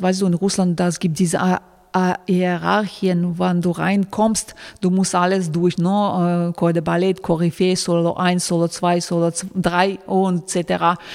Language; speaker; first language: German; non-native, fluent; Russian